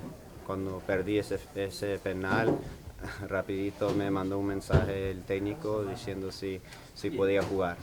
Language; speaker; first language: Spanish; early bilingual, heritage; English